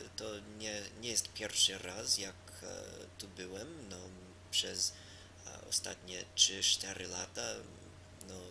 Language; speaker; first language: Polish; non-native, fluent; English